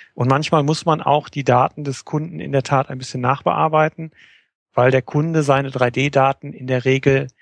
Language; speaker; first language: German; native; German